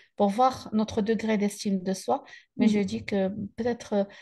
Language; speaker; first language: French; native; French